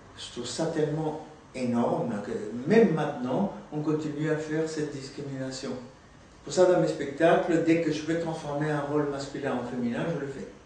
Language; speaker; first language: French; non-native, fluent; Spanish